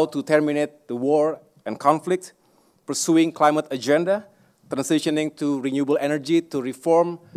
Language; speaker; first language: English; non-native, fluent; Indonesian